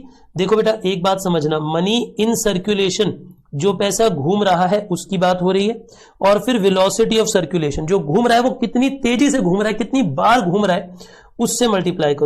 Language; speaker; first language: Hindi; native; Hindi